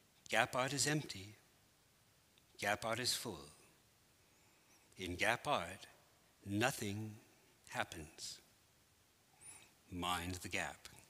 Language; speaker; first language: English; native; English